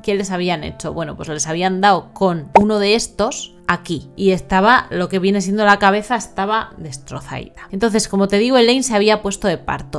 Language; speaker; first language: Spanish; native; Spanish